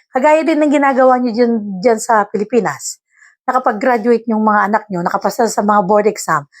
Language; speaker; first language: Filipino; non-native, local second language; Iloko